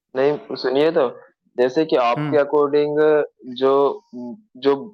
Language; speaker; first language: Hindi; native; Hindi